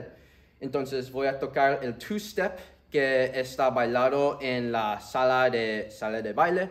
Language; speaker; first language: Spanish; early bilingual, heritage; Spanish